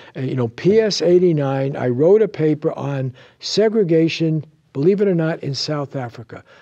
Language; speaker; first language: English; native; English